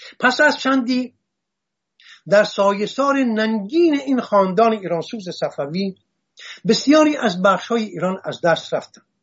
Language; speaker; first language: Persian; non-native, local second language; Assyrian Neo-Aramaic